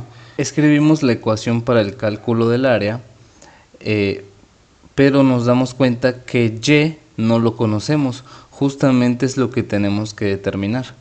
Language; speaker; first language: Spanish; native; Spanish